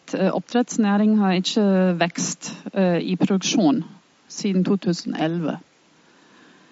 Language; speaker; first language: Norwegian; non-native, fluent; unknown